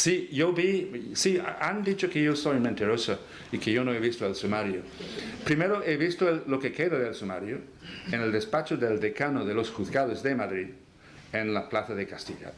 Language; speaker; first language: Spanish; non-native, fluent; English